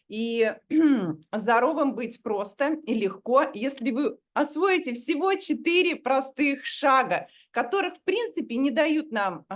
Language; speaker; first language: Russian; native; Russian